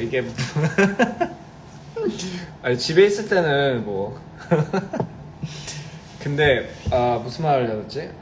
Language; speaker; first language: Korean; early bilingual, heritage; Korean